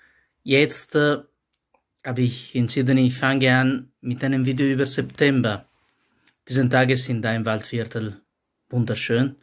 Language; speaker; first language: German; non-native, fluent; Italian